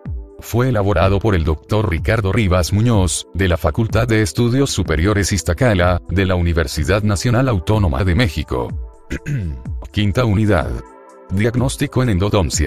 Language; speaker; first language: Spanish; native; Spanish